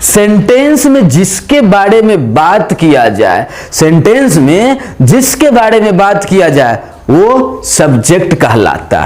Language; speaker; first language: Hindi; native; Hindi